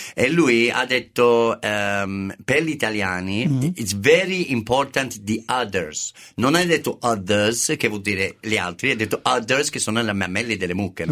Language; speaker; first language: Italian; non-native, fluent; English